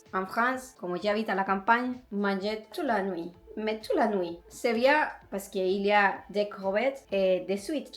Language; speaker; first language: French; non-native, learner; Spanish